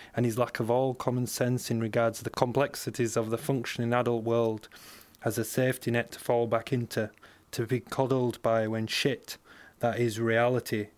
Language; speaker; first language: English; native; English